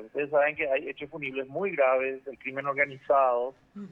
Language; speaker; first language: Spanish; native; Spanish